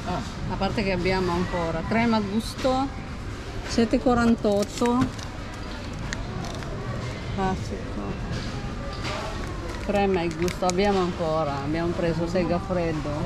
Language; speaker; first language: Italian; non-native, fluent; Filipino